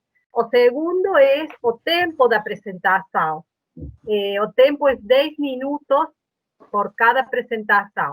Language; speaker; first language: Portuguese; non-native, learner; Spanish